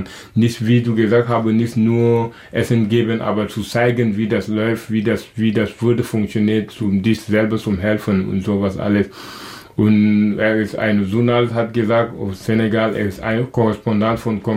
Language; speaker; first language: German; non-native, local second language; Wolof